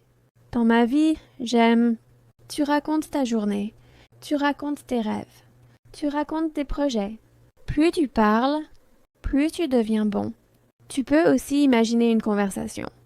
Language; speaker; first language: French; non-native, fluent; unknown